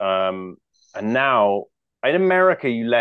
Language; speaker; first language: English; native; English